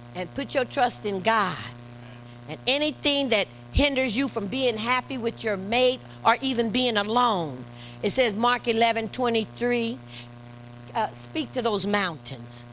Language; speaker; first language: English; native; English